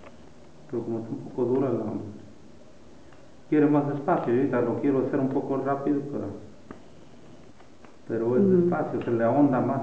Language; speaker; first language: Spanish; native; Spanish